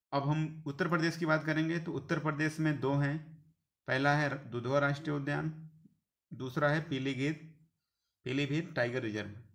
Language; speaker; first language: Hindi; native; Hindi